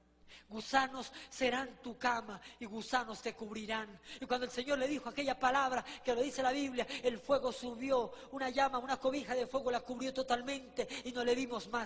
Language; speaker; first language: Spanish; native; Spanish